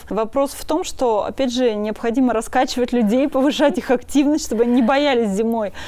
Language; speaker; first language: Russian; native; Russian